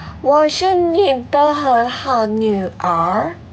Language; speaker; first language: Chinese; non-native, learner; Thai